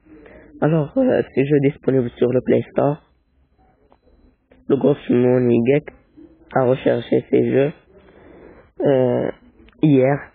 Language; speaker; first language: French; non-native, learner; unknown